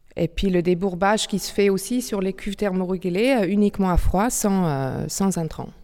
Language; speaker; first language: French; non-native, local second language; Swiss German